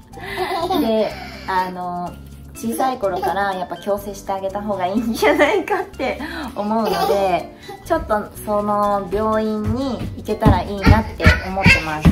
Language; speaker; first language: Japanese; native; Japanese